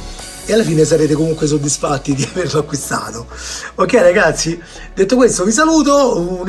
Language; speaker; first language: Italian; native; Italian